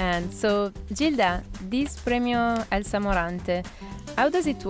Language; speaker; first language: English; non-native, fluent; Italian